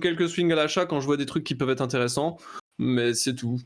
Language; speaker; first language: French; native; French